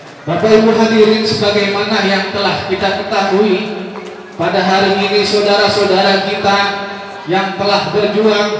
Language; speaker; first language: Indonesian; native; Indonesian